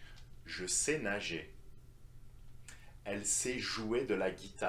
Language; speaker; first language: French; non-native, fluent; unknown